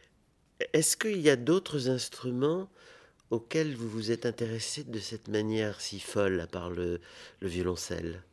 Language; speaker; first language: French; native; French